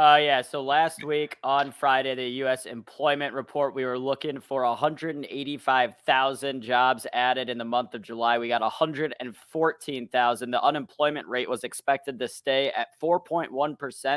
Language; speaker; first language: English; native; English